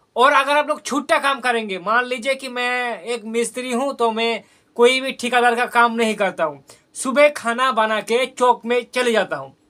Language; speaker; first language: Hindi; non-native, local second language; Bangla